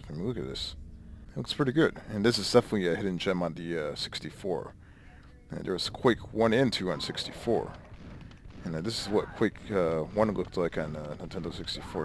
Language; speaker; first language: English; native; English